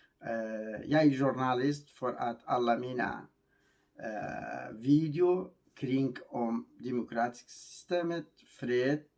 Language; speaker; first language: Swedish; non-native, learner; Kurdish